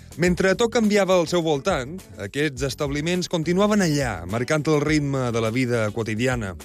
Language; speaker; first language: Catalan; native; Catalan